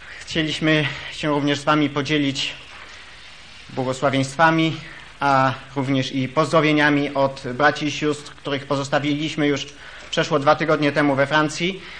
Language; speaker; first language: Polish; early bilingual, heritage; Polish